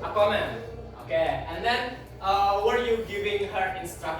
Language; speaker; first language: English; non-native, learner; Indonesian